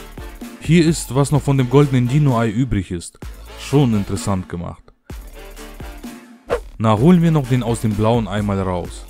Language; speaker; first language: German; native; German